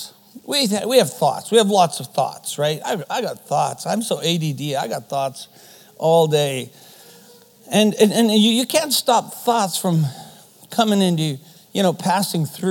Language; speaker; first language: English; non-native, fluent; German